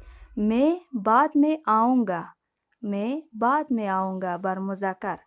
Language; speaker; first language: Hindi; non-native, fluent; Persian